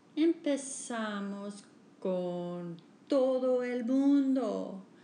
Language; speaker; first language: Spanish; non-native, learner; English